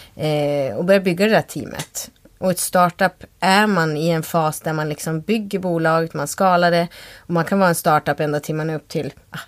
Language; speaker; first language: Swedish; native; Swedish